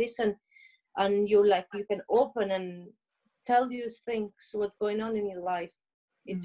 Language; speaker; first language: English; non-native, learner; Albanian